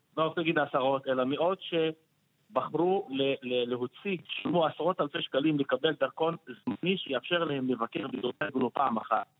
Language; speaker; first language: Hebrew; non-native, local second language; Arabic